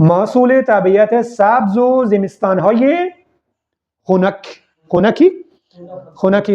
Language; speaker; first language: Persian; non-native, fluent; Urdu